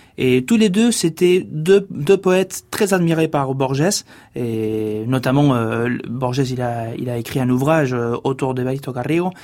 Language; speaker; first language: French; non-native, fluent; Spanish